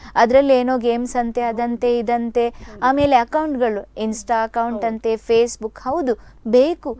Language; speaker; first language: Kannada; native; Kannada